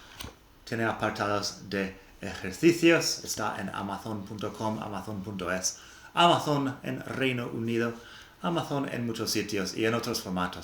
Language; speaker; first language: Spanish; non-native, fluent; English